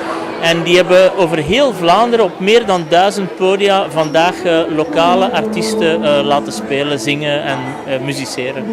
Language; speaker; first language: Dutch; native; Dutch